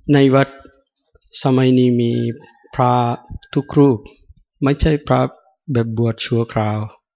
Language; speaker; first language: Thai; non-native, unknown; Sinhala